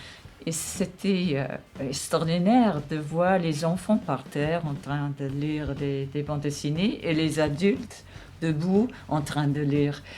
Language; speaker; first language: French; non-native, fluent; English